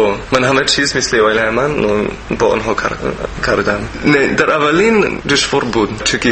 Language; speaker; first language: Persian; non-native, learner; English